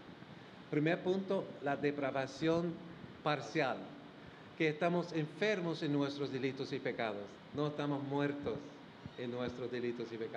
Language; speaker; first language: Spanish; non-native, fluent; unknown